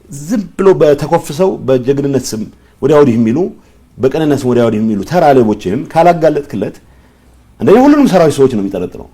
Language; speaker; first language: Amharic; non-native, local second language; Tigrinya